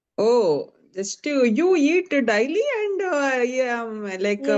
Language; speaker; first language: English; non-native, learner; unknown